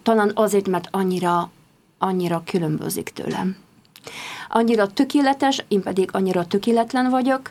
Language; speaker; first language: Hungarian; non-native, fluent; Polish